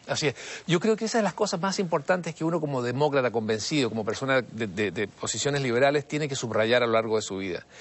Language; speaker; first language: Spanish; native; Spanish